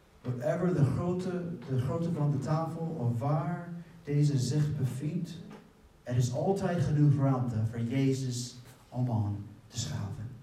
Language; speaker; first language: Dutch; non-native, fluent; English